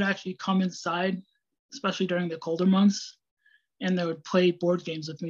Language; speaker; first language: English; native; English